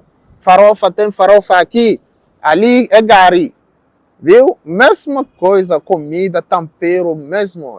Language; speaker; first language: Portuguese; non-native, learner; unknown